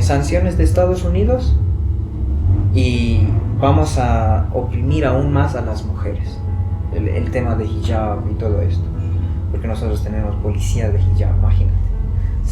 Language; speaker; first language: Spanish; non-native, fluent; Persian